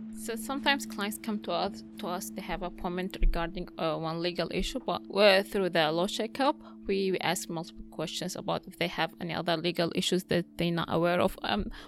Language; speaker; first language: English; non-native, fluent; Arabic